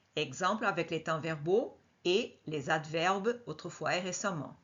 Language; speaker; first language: French; non-native, fluent; Portuguese